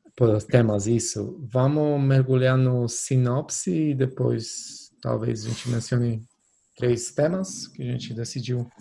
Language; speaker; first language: Portuguese; non-native, fluent; Polish